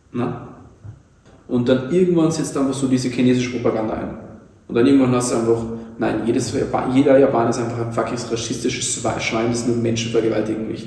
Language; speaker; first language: German; native; German